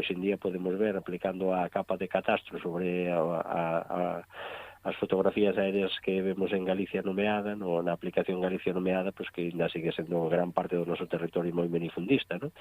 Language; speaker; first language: Galician; native; Galician